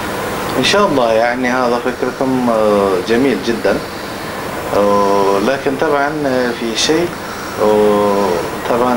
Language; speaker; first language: Arabic; non-native, learner; Turkish